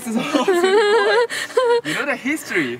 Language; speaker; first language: English; non-native, learner; Japanese